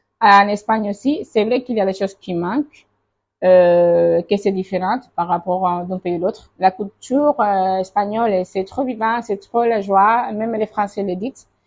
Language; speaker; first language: French; non-native, fluent; Spanish